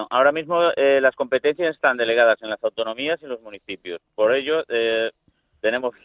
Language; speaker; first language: Spanish; native; Spanish